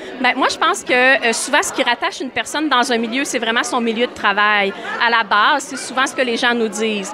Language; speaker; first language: French; native; French